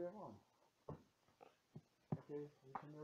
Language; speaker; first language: Polish; non-native, learner; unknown